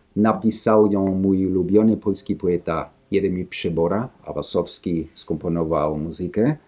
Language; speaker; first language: Polish; non-native, learner; Danish